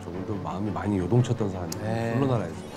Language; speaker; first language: Korean; native; Korean